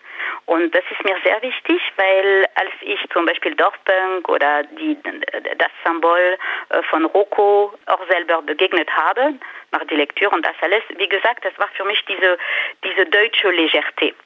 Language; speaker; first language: German; non-native, fluent; French